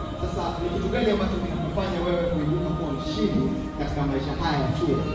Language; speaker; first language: Swahili; native; Swahili